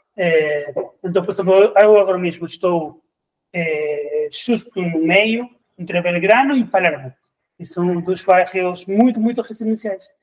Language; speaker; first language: Portuguese; non-native, fluent; Spanish